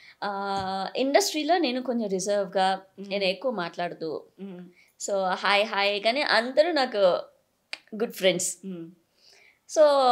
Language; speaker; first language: Telugu; non-native, learner; Malayalam